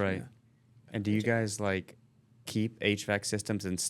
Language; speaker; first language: English; native; English